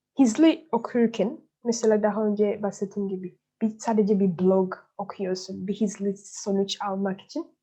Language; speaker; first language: Turkish; non-native, learner; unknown